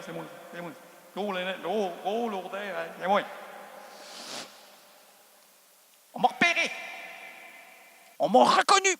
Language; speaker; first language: French; native; French